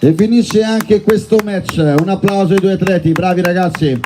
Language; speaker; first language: Italian; native; Italian